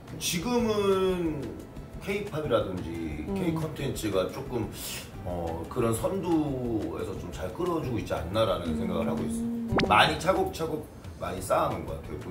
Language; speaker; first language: Korean; native; Korean